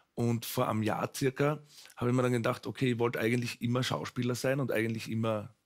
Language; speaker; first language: German; native; German